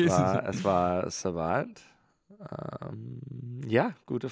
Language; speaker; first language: German; non-native, learner; English